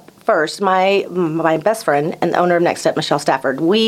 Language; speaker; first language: English; native; English